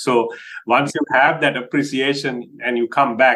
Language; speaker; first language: English; non-native, local second language; Sinhala